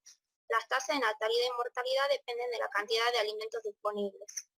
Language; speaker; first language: Spanish; native; Spanish